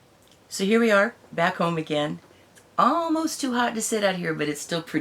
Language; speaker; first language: English; native; English